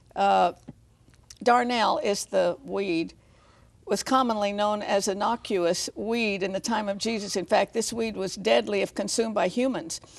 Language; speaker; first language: English; native; English